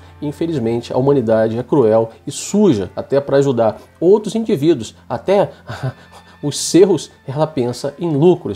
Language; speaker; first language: Portuguese; native; Portuguese